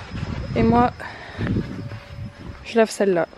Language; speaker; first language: French; native; French